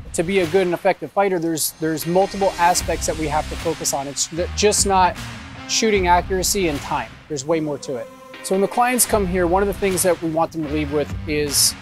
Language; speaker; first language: English; native; English